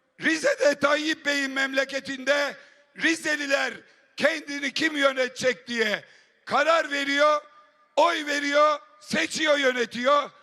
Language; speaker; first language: Turkish; native; Turkish